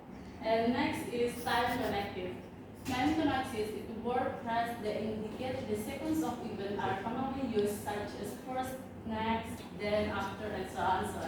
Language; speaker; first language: English; non-native, learner; Indonesian